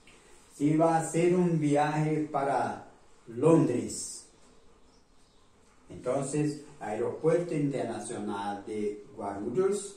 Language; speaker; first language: Spanish; non-native, learner; Portuguese